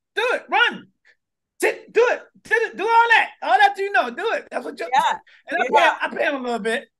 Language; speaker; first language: English; native; English